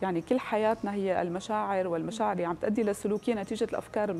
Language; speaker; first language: Arabic; native; Arabic